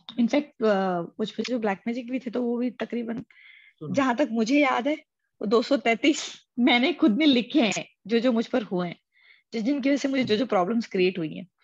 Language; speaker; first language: Hindi; native; Hindi